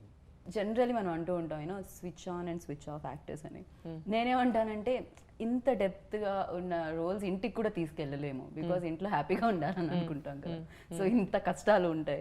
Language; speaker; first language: Telugu; native; Telugu